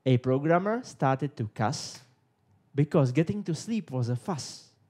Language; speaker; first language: English; non-native, fluent; Czech